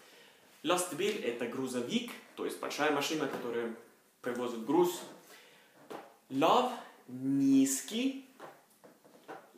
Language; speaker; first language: Russian; non-native, fluent; Norwegian